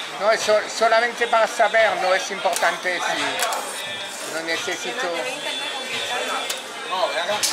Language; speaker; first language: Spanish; non-native, learner; French